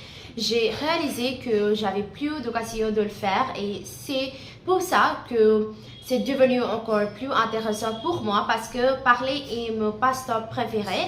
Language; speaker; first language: French; non-native, learner; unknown